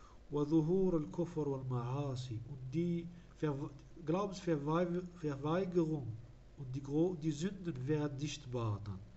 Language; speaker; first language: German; non-native, fluent; Arabic